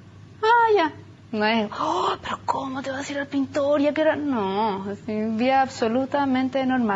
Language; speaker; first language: Spanish; native; Spanish